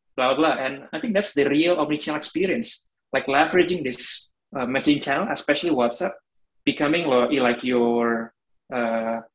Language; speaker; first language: English; non-native, fluent; Indonesian